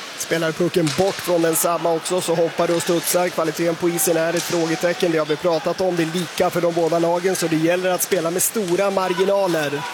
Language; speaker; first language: Swedish; native; Swedish